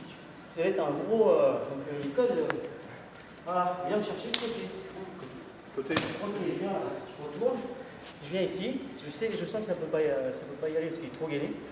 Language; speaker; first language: French; native; French